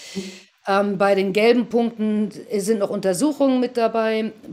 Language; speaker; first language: German; native; German